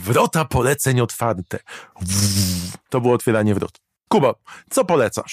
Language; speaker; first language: Polish; native; Polish